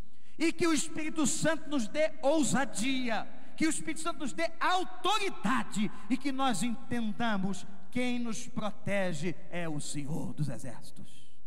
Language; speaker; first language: Portuguese; native; Portuguese